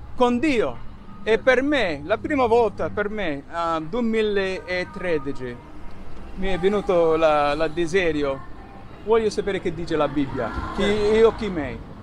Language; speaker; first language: Italian; non-native, fluent; English